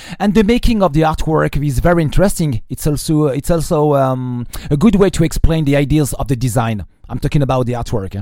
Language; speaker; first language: English; non-native, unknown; French